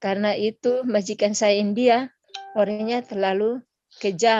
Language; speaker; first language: Indonesian; non-native, local second language; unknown